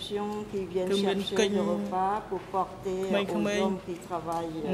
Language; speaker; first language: French; non-native, local second language; Khmer